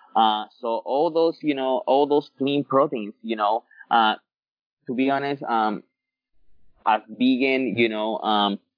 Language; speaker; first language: English; early bilingual, other home language; Spanish